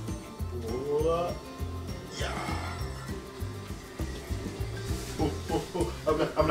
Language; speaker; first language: Japanese; non-native, learner; English